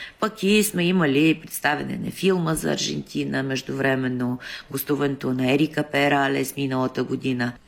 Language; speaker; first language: Bulgarian; early bilingual, heritage; Bulgarian